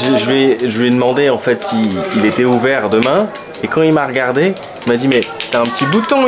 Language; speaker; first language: French; native; French